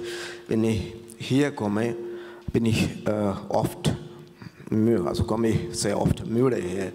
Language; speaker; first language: German; non-native, fluent; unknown